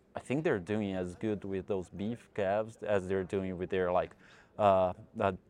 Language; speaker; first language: English; non-native, fluent; Portuguese